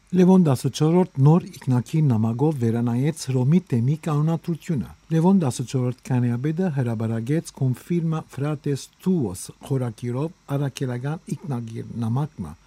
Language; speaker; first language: Armenian; native; Armenian